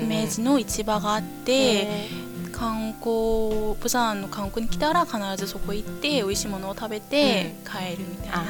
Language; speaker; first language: Japanese; non-native, fluent; Korean